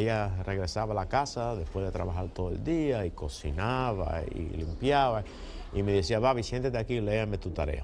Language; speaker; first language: Spanish; early bilingual, heritage; Spanish